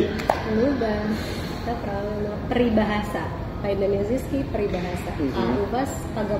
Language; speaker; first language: Russian; non-native, fluent; Indonesian